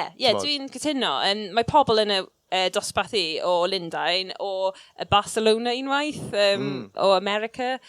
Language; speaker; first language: Welsh; non-native, local second language; English